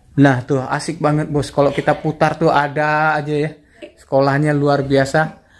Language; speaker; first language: Indonesian; native; Indonesian